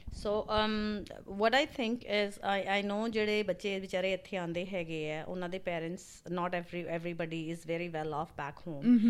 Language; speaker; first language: English; non-native, local second language; Punjabi